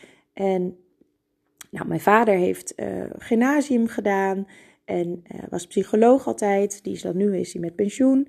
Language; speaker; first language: Dutch; native; Dutch